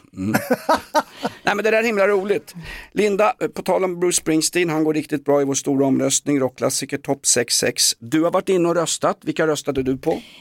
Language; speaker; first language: Swedish; native; Swedish